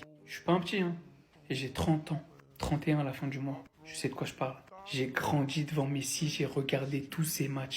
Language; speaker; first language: French; native; French